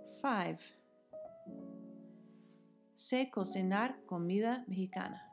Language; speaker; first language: Spanish; non-native, fluent; English